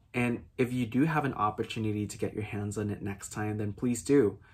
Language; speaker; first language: English; early bilingual, other home language; Vietnamese